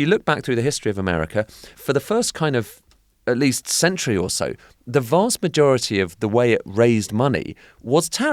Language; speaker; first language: English; native; English